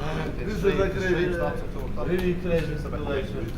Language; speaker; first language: English; non-native, learner; Polish